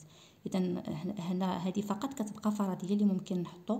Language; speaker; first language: Arabic; native; Arabic